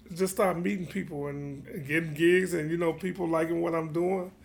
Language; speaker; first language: English; native; English